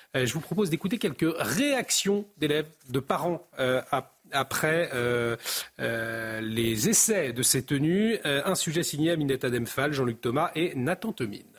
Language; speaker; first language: French; native; French